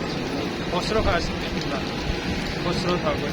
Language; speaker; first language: Korean; non-native, learner; Punjabi